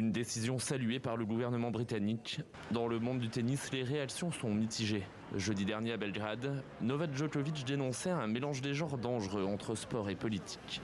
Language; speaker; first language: French; native; French